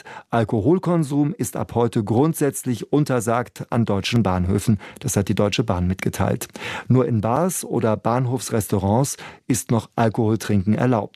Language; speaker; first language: German; native; German